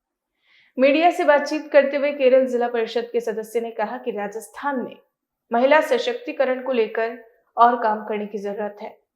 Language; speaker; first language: Hindi; native; Hindi